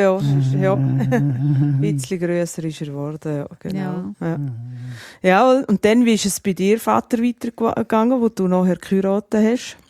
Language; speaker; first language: German; native; German